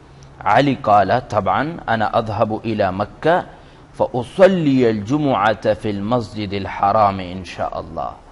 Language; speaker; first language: Arabic; non-native, fluent; Urdu